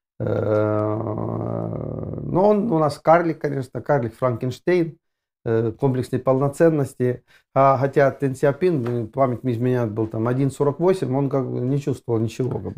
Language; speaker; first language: Russian; non-native, fluent; Estonian